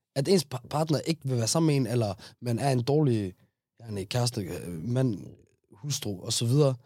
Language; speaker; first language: Danish; early bilingual, other home language; Somali